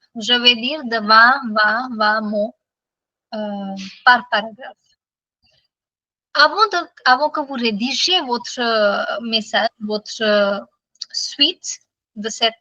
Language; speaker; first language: French; non-native, fluent; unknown